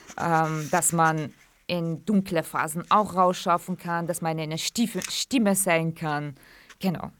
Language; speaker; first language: German; early bilingual, other home language; Central Kurdish